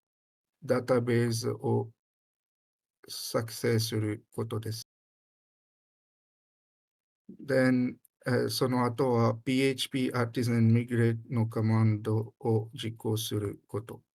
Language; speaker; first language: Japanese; non-native, learner; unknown